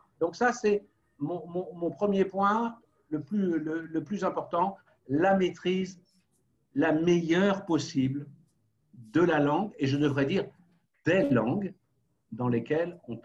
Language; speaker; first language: French; native; French